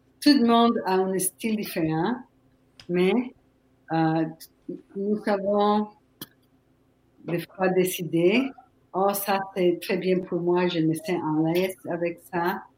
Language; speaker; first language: French; non-native, fluent; Spanish